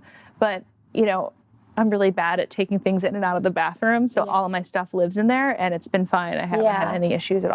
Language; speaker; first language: English; native; English